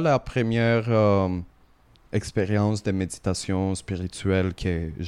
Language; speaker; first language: French; native; French